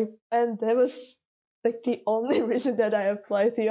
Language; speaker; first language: English; non-native, fluent; Korean